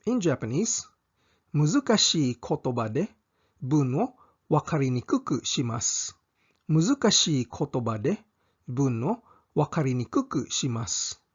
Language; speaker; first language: Japanese; non-native, fluent; English